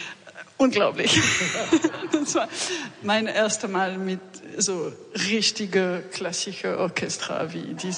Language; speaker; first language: German; non-native, fluent; French